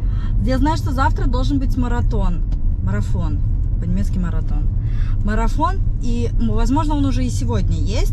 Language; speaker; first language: Russian; native; Russian